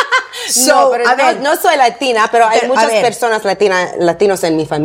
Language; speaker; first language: Spanish; non-native, learner; English